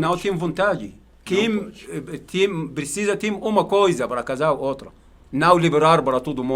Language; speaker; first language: Portuguese; non-native, learner; Arabic